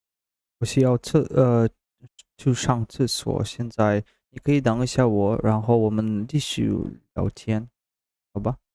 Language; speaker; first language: Chinese; non-native, learner; Russian